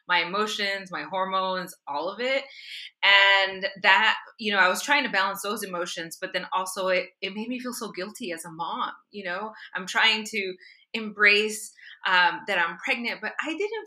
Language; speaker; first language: English; native; English